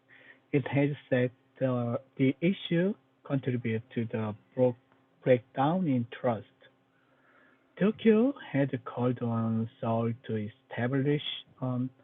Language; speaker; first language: English; non-native, learner; Korean